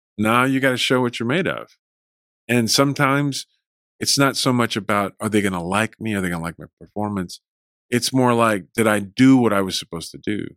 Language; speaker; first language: English; early bilingual, other home language; Spanish